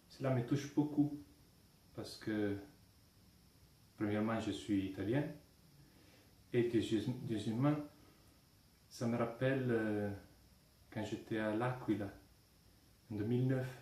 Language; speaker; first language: French; non-native, fluent; Italian